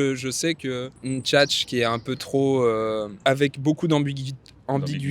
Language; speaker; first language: French; native; French